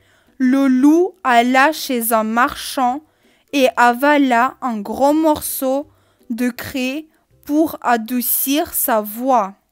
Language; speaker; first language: French; non-native, fluent; Russian